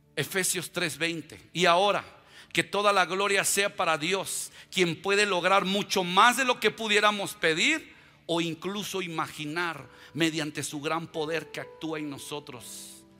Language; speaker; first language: Spanish; native; Spanish